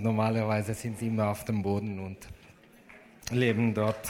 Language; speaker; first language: German; non-native, fluent; Italian